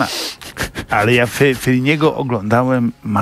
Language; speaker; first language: Polish; native; Polish